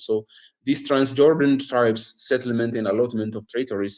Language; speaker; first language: English; non-native, local second language; Amharic